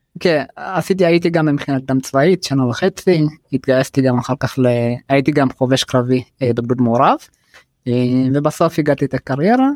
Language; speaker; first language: Hebrew; early bilingual, other home language; Amharic